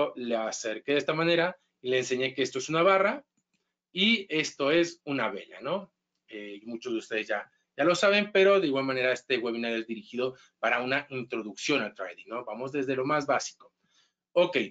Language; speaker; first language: Spanish; native; Spanish